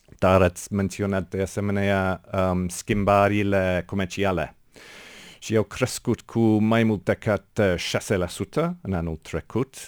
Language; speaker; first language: Romanian; non-native, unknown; English